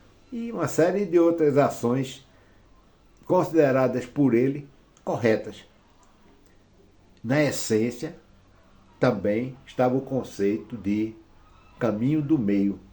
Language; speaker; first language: Portuguese; native; Portuguese